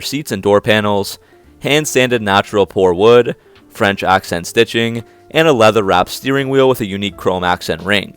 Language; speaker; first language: English; native; English